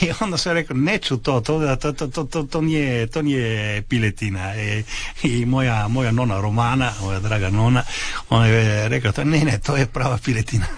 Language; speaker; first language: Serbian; early bilingual, heritage; Italian